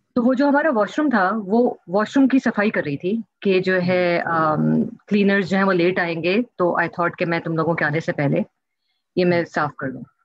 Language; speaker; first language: Urdu; native; Urdu